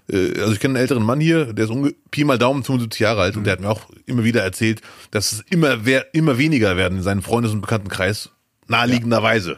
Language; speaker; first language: German; early bilingual, other home language; Arabic